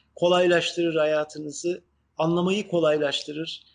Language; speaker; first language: Turkish; native; Turkish